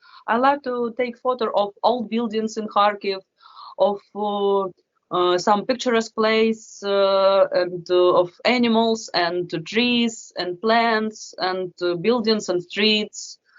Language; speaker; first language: English; non-native, fluent; Russian